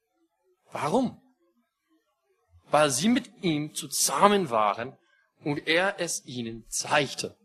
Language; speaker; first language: German; non-native, fluent; English